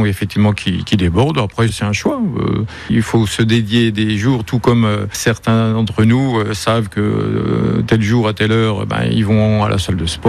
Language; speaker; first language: French; native; French